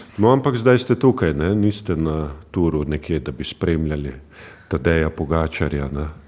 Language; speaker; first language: Slovenian; native; Slovenian